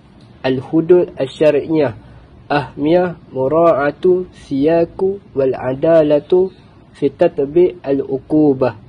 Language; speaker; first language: Arabic; non-native, learner; Malay